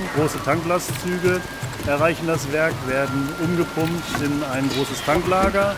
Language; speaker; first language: German; native; German